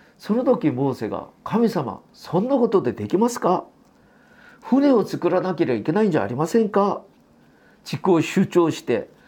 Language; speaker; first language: Japanese; non-native, fluent; Korean